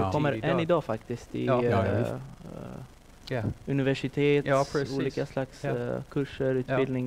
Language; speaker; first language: Swedish; non-native, fluent; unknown